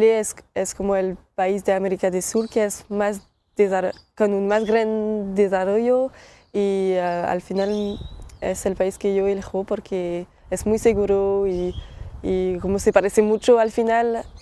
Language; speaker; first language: Spanish; early bilingual, other home language; French